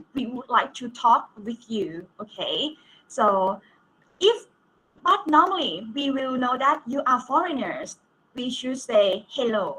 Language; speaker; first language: English; non-native, fluent; Thai